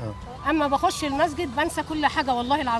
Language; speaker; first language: Arabic; native; Arabic